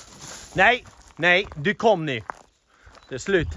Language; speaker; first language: Swedish; non-native, learner; English